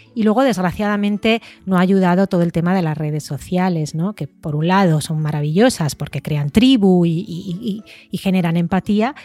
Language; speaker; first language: Spanish; native; Spanish